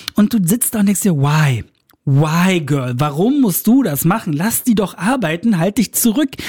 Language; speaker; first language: German; native; German